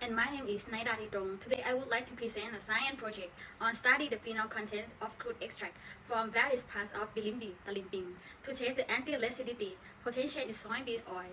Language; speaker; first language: English; non-native, learner; Thai